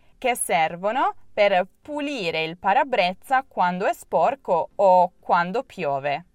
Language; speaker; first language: Italian; native; Italian